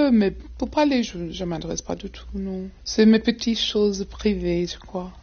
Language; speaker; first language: French; non-native, learner; English